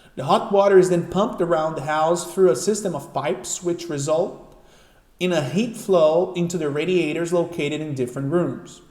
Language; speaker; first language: English; non-native, fluent; Portuguese